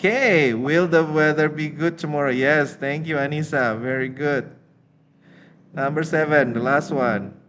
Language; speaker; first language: English; non-native, fluent; Indonesian